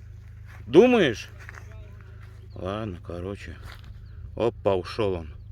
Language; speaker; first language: Russian; native; Russian